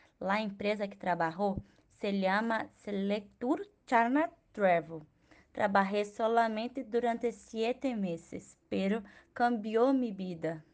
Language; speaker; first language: Portuguese; non-native, learner; Spanish